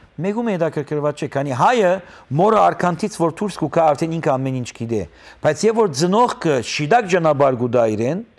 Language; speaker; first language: Armenian; native; Armenian